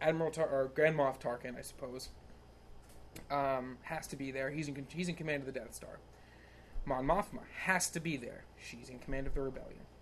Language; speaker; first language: English; native; English